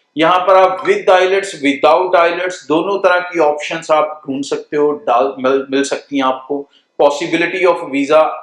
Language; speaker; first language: Hindi; non-native, local second language; Punjabi